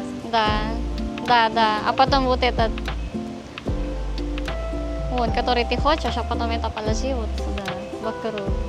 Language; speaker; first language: Russian; non-native, learner; Filipino